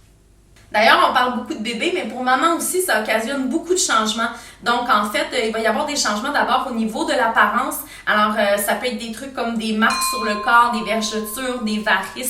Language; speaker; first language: French; native; French